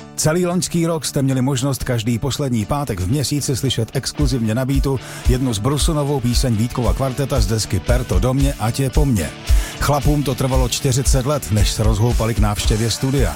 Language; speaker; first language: Czech; native; Czech